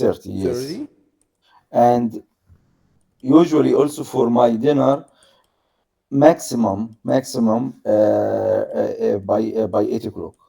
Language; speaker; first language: English; non-native, learner; Arabic